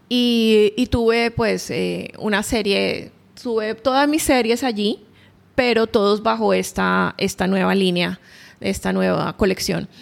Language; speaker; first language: Spanish; native; Spanish